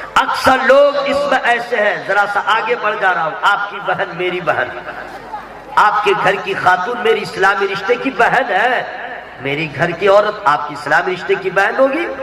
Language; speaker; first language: Urdu; native; Urdu